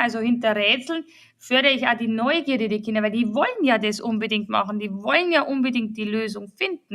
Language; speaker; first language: German; native; German